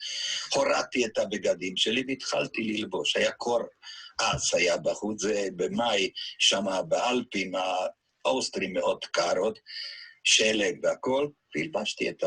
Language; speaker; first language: Hebrew; non-native, fluent; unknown